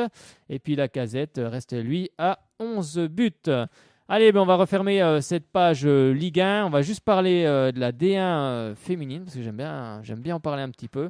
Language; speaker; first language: French; native; French